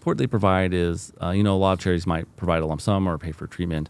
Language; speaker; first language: English; native; English